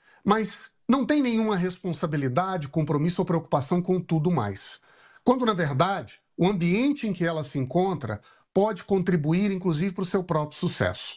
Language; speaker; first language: Portuguese; native; Portuguese